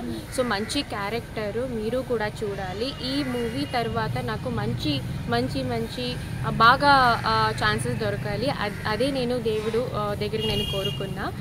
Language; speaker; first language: Telugu; non-native, fluent; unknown